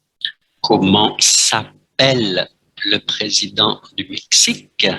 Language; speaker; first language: French; non-native, fluent; Vietnamese